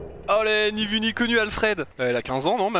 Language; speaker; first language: French; native; French